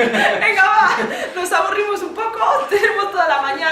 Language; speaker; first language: Spanish; non-native, local second language; Catalan